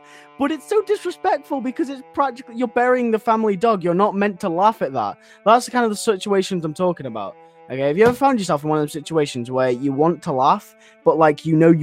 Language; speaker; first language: English; native; English